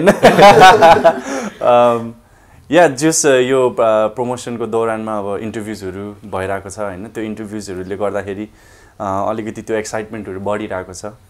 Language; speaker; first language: Nepali; early bilingual, heritage; Nepali